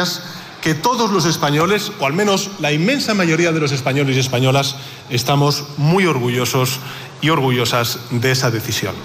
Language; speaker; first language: Spanish; native; Spanish